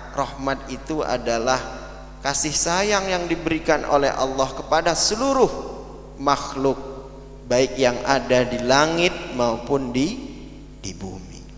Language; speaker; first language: Indonesian; non-native, local second language; Madurese